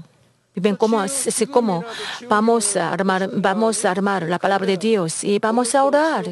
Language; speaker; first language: Spanish; non-native, learner; Korean